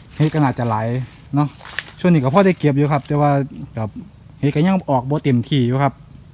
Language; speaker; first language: Thai; native; Thai